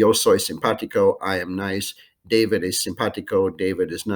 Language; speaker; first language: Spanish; non-native, fluent; English